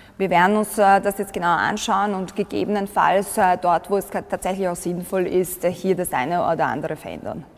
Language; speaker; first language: German; early bilingual, other home language; Bosnian